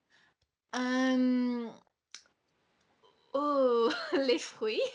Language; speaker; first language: French; non-native, fluent; English